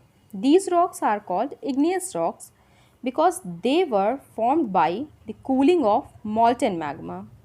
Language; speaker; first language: English; non-native, local second language; Hindi